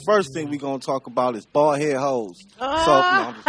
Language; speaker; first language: English; native; English